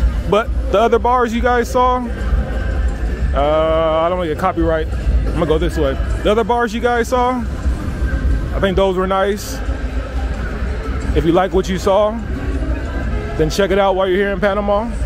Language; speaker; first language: English; native; English